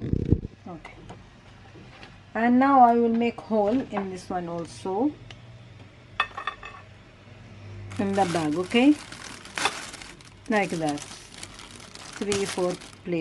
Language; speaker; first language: English; non-native, learner; Arabic